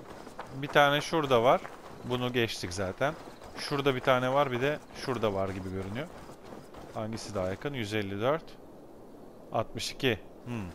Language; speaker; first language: Turkish; native; Turkish